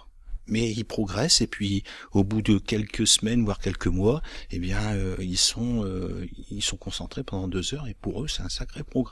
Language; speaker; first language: French; native; French